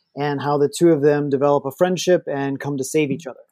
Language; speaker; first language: English; native; English